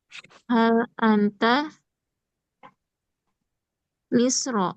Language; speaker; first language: Arabic; non-native, learner; Indonesian